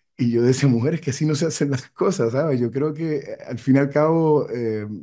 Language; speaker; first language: Spanish; native; Spanish